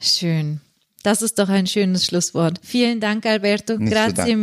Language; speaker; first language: German; native; German